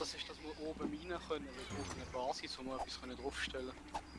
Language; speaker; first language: German; native; German